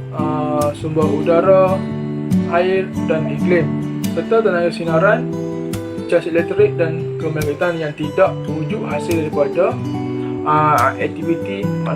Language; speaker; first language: Malay; native; Malay